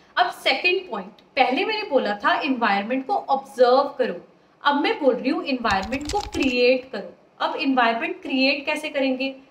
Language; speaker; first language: Hindi; native; Hindi